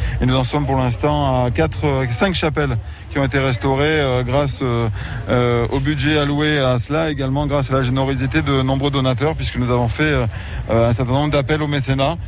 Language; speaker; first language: French; native; French